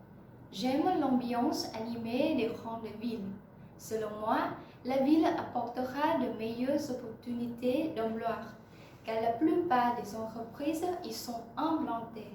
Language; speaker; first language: French; non-native, learner; Vietnamese